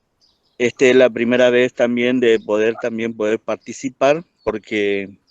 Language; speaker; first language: Spanish; non-native, local second language; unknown